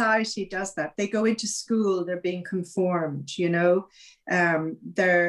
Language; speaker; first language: English; native; English